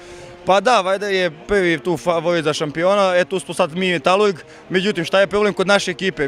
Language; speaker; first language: Serbian; native; Serbian